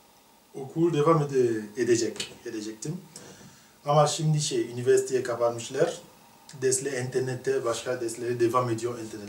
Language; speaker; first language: Turkish; non-native, learner; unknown